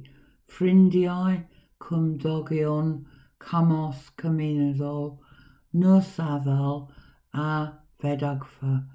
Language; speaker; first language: Welsh; non-native, learner; English